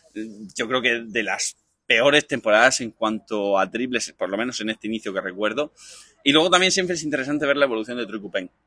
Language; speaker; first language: Spanish; native; Spanish